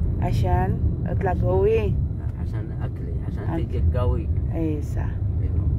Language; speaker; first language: Arabic; non-native, learner; Filipino